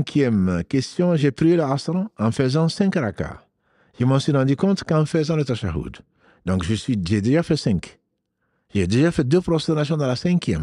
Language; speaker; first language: French; native; French